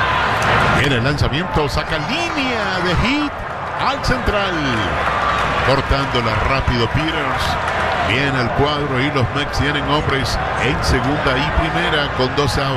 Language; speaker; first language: Spanish; native; Spanish